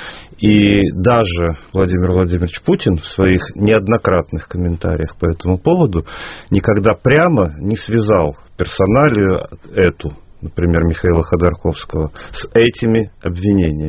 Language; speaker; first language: Russian; native; Russian